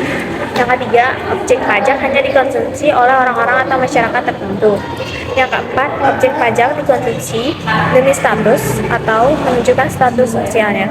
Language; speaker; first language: Indonesian; native; Indonesian